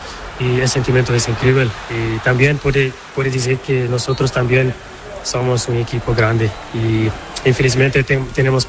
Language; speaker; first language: Spanish; non-native, learner; Portuguese